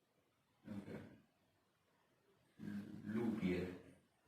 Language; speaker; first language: Polish; non-native, learner; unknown